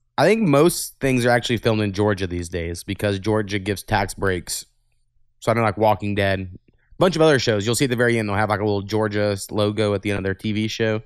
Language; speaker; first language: English; native; English